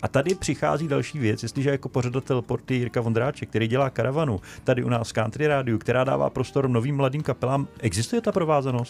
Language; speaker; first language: Czech; native; Czech